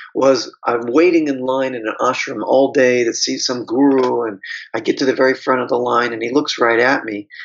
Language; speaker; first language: English; native; English